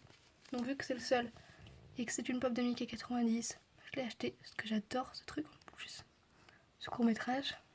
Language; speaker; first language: French; native; French